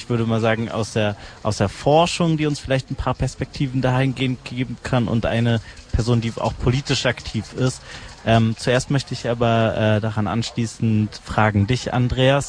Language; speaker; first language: German; native; German